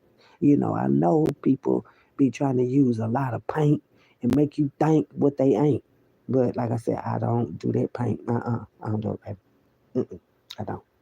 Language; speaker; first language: English; native; English